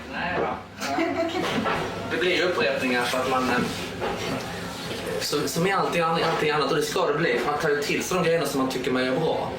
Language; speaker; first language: Swedish; native; Swedish